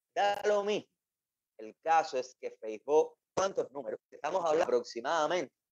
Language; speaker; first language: Spanish; native; Spanish